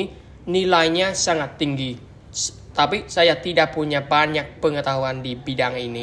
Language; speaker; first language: Indonesian; non-native, learner; Vietnamese